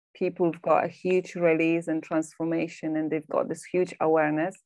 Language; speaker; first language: English; non-native, fluent; Polish